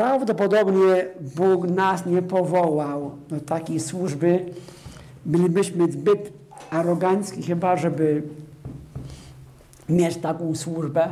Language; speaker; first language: Polish; non-native, fluent; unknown